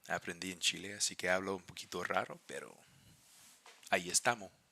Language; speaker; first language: Spanish; non-native, fluent; English